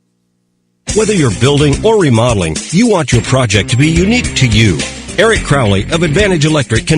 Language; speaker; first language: English; native; English